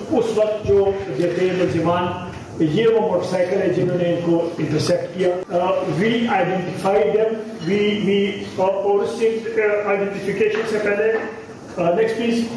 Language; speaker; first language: Urdu; non-native, local second language; Pashto